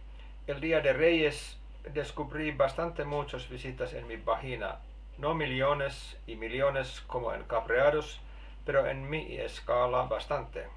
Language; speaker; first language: Spanish; non-native, learner; Finnish